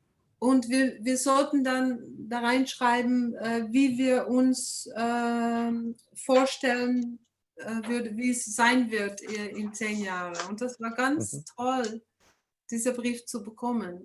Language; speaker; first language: German; non-native, fluent; English